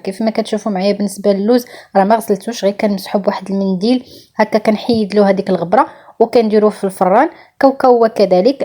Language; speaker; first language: Arabic; native; Arabic